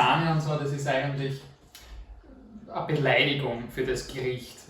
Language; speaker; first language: German; native; German